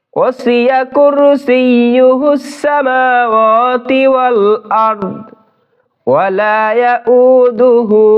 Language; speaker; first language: Arabic; non-native, learner; Bangla